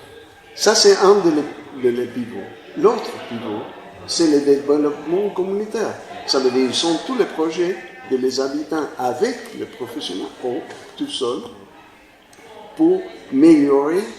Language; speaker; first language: French; non-native, fluent; Spanish